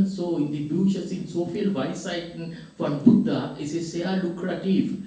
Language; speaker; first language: German; non-native, fluent; Sinhala